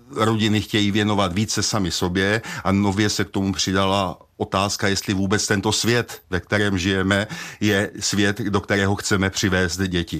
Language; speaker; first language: Czech; native; Czech